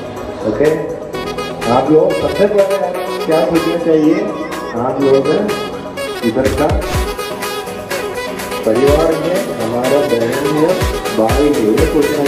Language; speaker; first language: Hindi; non-native, local second language; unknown